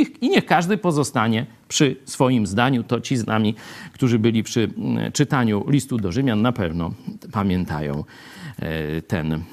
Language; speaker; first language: Polish; native; Polish